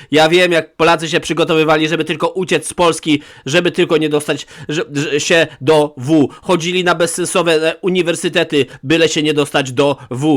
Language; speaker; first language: Polish; native; Polish